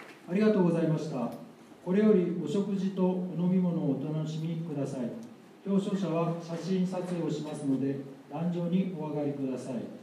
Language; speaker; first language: Japanese; native; Japanese